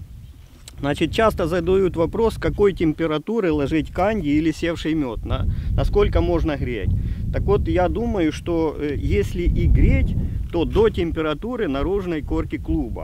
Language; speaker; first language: Russian; native; Russian